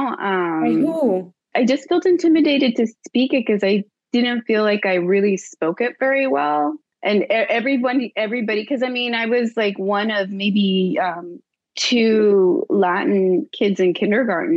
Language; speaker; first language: English; early bilingual, other home language; Spanish